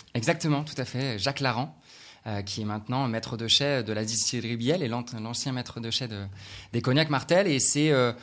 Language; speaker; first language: French; native; French